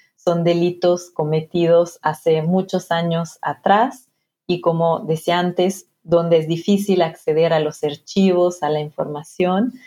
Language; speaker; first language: Spanish; non-native, fluent; Italian